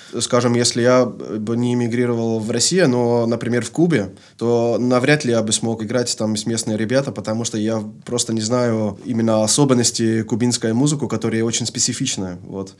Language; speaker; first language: Russian; non-native, fluent; Dutch